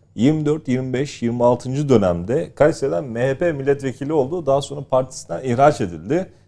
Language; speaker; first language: Turkish; native; Turkish